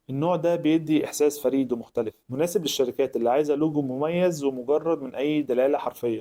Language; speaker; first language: Arabic; native; Arabic